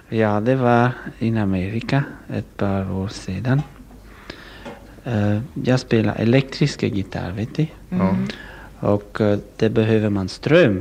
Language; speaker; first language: Swedish; non-native, fluent; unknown